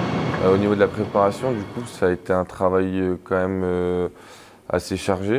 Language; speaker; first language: French; native; French